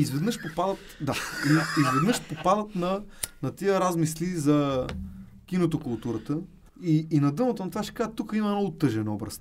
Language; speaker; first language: Bulgarian; native; Bulgarian